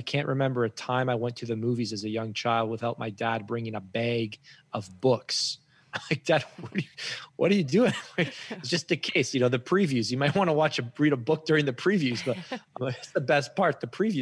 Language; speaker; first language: English; native; English